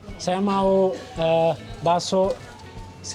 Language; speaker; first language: Indonesian; non-native, learner; Italian